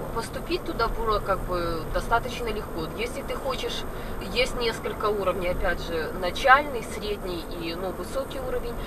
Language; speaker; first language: Russian; native; Russian